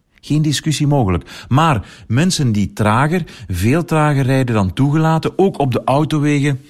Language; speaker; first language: Dutch; native; Dutch